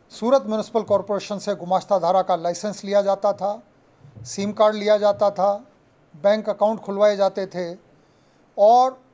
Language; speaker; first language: Hindi; non-native, local second language; Gujarati